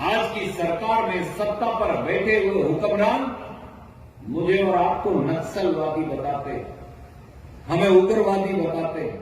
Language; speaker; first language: Hindi; native; Hindi